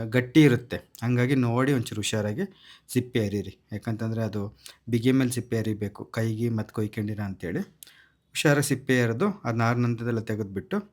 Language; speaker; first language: Kannada; native; Kannada